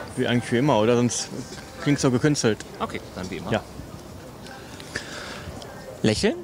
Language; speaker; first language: German; native; German